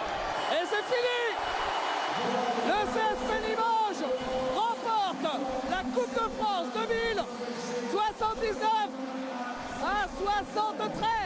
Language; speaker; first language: French; native; French